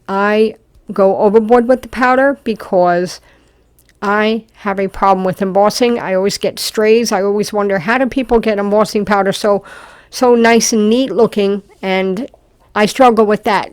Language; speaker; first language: English; native; English